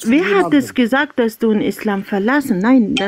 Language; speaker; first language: German; non-native, learner; Arabic